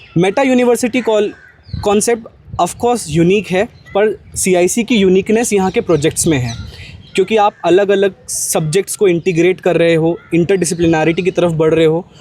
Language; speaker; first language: Hindi; native; Hindi